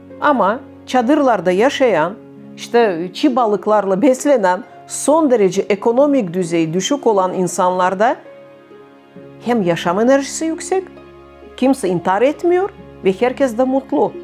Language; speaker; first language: Turkish; non-native, fluent; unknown